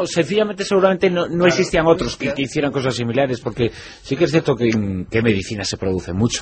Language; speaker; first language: Spanish; native; Spanish